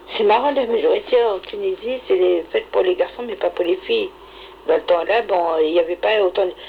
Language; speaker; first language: French; non-native, local second language; Arabic